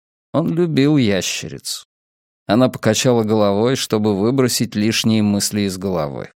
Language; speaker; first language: Russian; native; Russian